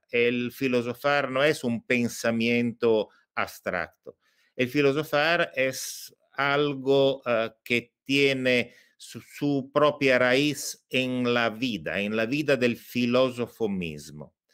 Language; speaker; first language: Spanish; non-native, fluent; Italian